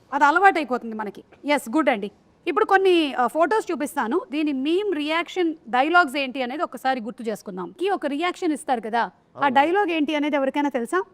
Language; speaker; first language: Telugu; native; Telugu